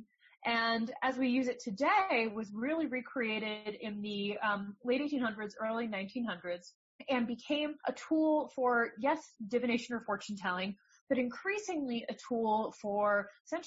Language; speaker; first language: English; native; English